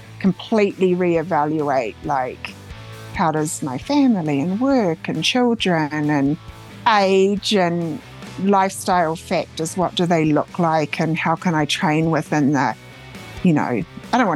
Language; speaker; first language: English; native; English